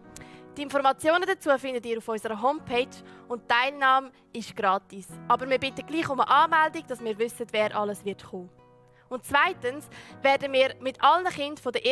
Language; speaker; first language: German; native; German